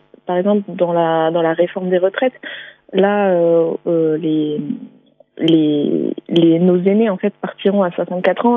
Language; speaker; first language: French; native; French